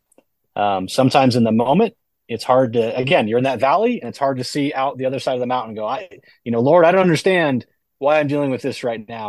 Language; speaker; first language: English; native; English